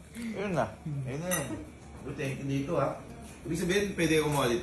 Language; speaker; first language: Filipino; native; Filipino